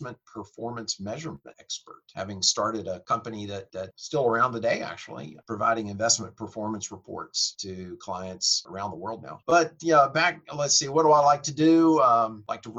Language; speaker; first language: English; native; English